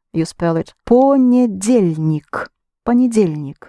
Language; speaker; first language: Russian; non-native, fluent; English